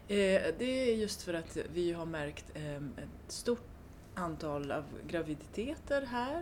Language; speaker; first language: Swedish; non-native, fluent; Romanian